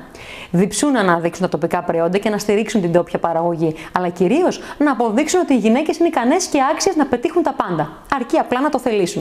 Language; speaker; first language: Greek; native; Greek